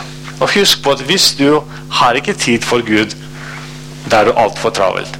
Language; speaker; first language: Norwegian; non-native, fluent; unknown